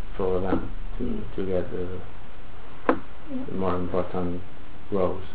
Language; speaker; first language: English; non-native, fluent; Galician